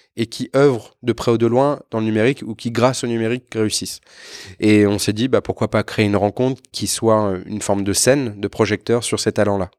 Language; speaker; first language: French; native; French